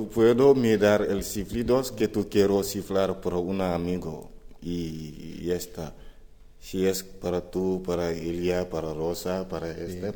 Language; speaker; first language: Spanish; non-native, learner; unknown